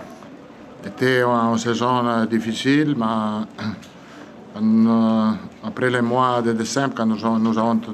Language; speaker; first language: French; non-native, fluent; Italian